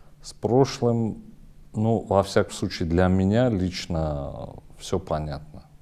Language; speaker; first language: Russian; non-native, local second language; Armenian